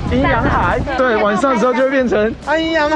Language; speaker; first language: Chinese; native; Chinese